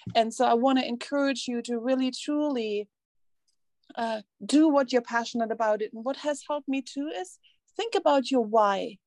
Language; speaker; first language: English; non-native, fluent; German